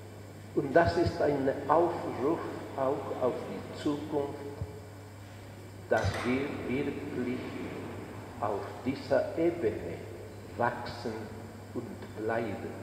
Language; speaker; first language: German; non-native, fluent; Spanish